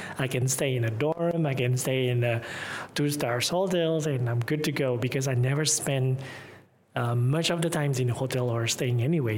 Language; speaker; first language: English; non-native, fluent; Indonesian